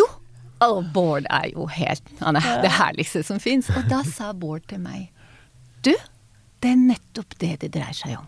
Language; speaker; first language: Norwegian; non-native, fluent; Hebrew